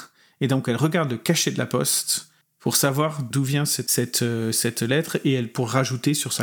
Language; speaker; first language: French; native; French